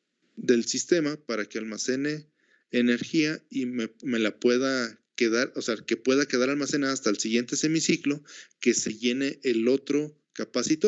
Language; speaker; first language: Spanish; native; Spanish